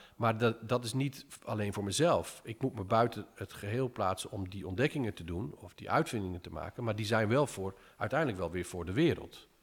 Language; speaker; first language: Dutch; early bilingual, other home language; English